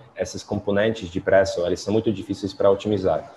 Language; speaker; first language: Portuguese; non-native, fluent; Polish